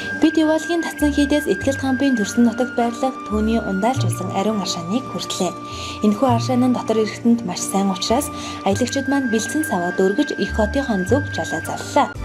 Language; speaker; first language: Mongolian; native; Mongolian